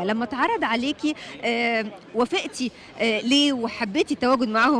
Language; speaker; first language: Arabic; native; Arabic